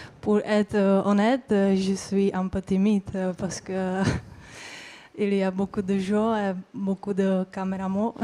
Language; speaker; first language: French; non-native, learner; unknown